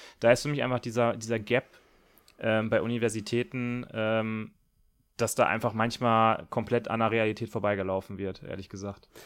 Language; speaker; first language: German; native; German